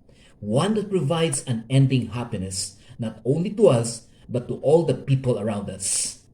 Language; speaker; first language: English; non-native, local second language; Hiligaynon